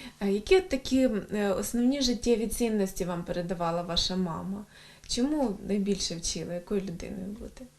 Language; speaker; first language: Ukrainian; native; Ukrainian